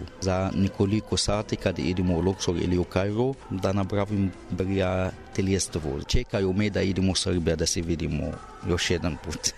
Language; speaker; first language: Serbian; non-native, learner; Arabic